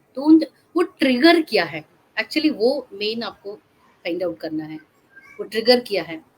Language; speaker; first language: Hindi; non-native, local second language; Assamese